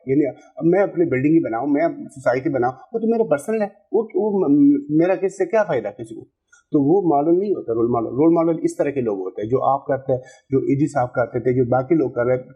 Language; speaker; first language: Urdu; non-native, local second language; Pashto